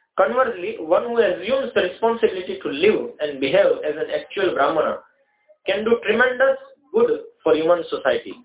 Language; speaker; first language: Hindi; non-native, local second language; Gujarati